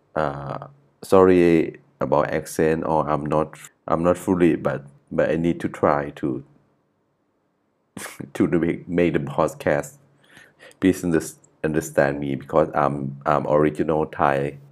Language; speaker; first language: English; non-native, learner; Thai